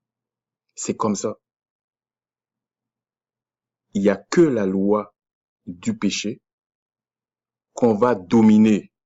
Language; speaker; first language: French; native; French